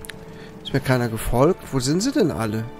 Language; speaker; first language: German; native; German